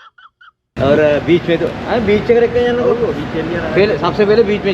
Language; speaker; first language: Hindi; non-native, learner; Sinhala